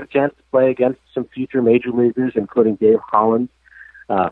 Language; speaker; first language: English; native; English